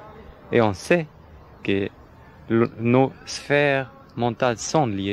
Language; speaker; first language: French; non-native, fluent; German